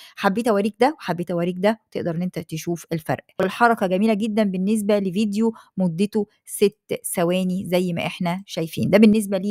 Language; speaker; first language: Arabic; native; Arabic